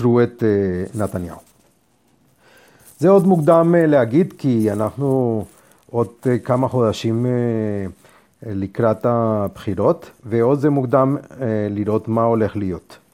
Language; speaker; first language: Hebrew; non-native, fluent; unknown